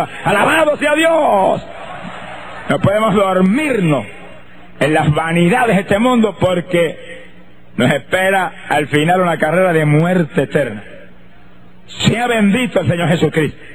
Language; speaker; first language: Spanish; native; Spanish